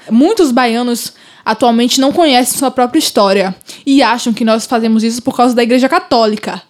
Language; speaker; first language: Portuguese; native; Portuguese